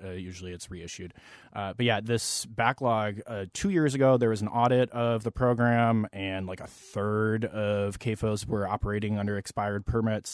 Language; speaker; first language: English; native; English